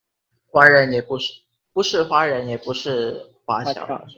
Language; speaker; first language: Chinese; non-native, learner; Filipino